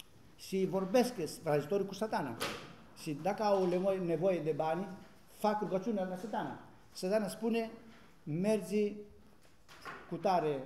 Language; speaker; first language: Romanian; non-native, learner; Greek